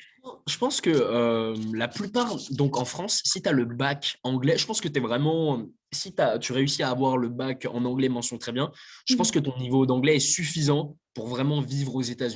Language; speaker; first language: French; native; French